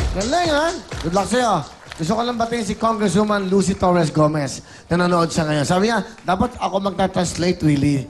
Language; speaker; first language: Filipino; native; Filipino